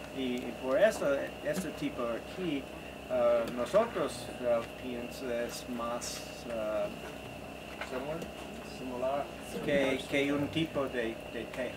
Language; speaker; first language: Spanish; non-native, learner; English